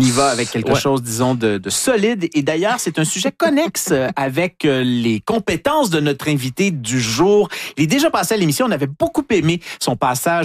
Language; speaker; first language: French; native; French